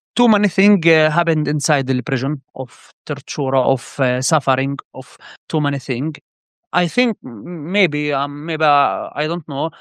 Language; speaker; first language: English; non-native, learner; Arabic